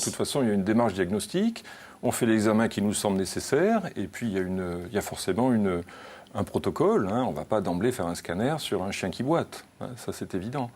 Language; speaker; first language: French; native; French